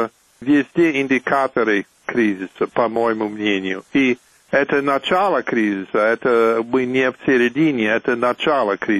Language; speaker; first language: Russian; non-native, fluent; English